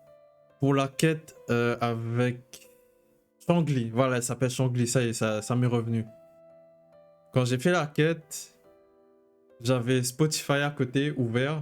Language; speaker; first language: French; native; French